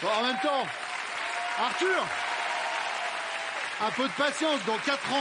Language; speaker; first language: French; native; French